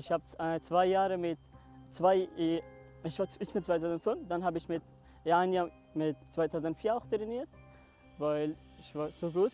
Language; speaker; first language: German; non-native, learner; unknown